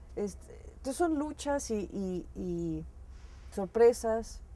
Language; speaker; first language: Spanish; native; Spanish